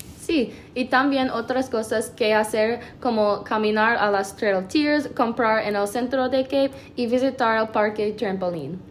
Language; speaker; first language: Spanish; non-native, learner; English